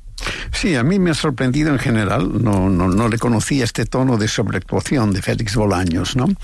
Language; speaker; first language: Spanish; native; Spanish